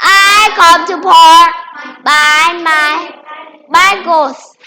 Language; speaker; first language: English; non-native, learner; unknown